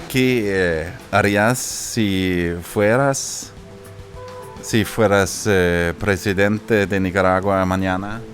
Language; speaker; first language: Spanish; non-native, learner; Danish